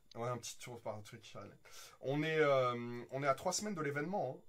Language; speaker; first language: French; native; French